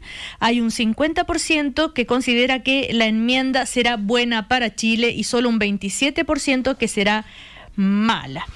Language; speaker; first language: Spanish; native; Spanish